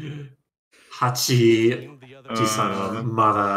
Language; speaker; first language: Japanese; non-native, learner; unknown